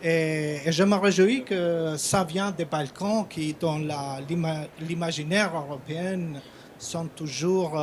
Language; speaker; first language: French; non-native, fluent; Albanian